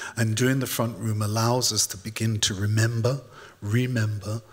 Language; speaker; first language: English; native; English